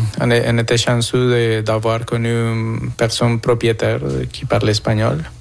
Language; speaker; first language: French; non-native, fluent; Spanish